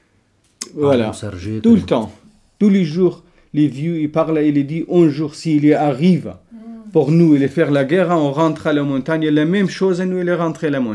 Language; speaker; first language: French; non-native, learner; Kurdish